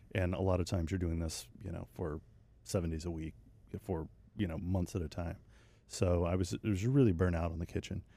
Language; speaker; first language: English; native; English